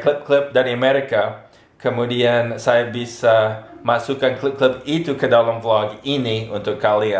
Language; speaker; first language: Indonesian; non-native, fluent; English